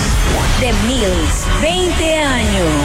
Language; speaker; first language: Spanish; native; Spanish